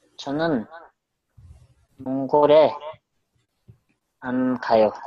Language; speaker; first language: Korean; non-native, fluent; Mongolian